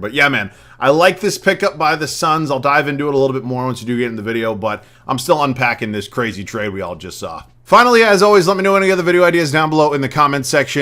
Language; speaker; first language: English; native; English